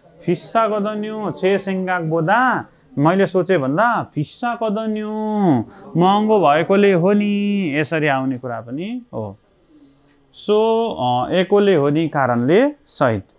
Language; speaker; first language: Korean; non-native, fluent; Nepali